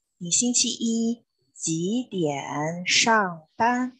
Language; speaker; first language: Chinese; non-native, learner; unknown